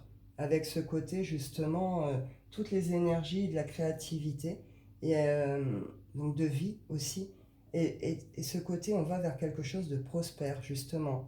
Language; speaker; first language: French; native; French